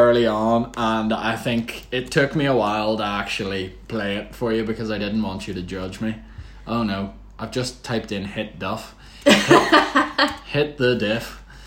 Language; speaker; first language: English; native; English